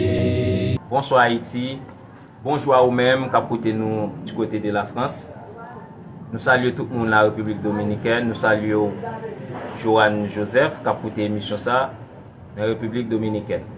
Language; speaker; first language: French; non-native, local second language; Haitian Creole